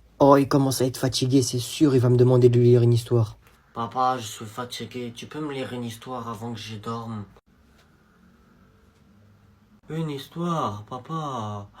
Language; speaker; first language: French; native; French